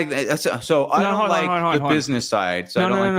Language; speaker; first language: English; native; English